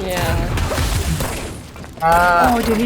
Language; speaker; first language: English; native; English